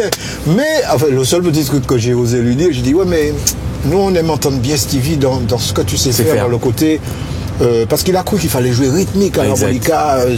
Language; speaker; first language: French; native; French